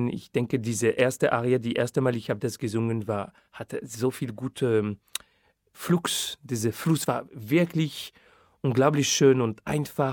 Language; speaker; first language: German; non-native, fluent; French